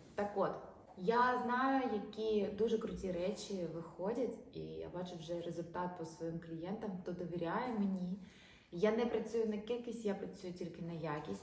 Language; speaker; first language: Ukrainian; non-native, local second language; Russian